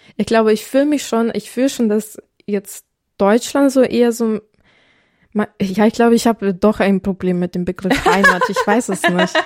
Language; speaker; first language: German; non-native, fluent; Ukrainian